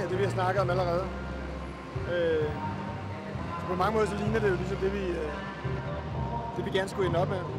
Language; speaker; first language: Danish; native; Danish